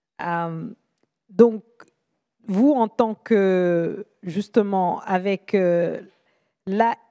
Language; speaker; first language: French; native; French